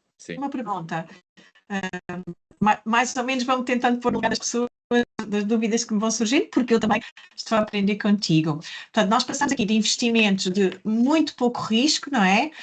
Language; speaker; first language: Portuguese; native; Portuguese